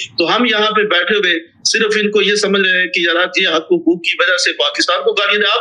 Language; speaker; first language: Urdu; non-native, local second language; Punjabi